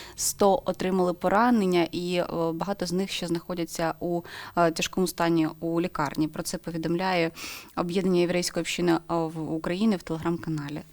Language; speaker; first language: Ukrainian; native; Ukrainian